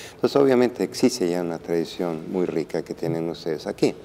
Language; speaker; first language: Spanish; native; Spanish